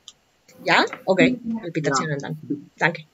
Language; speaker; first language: German; non-native, learner; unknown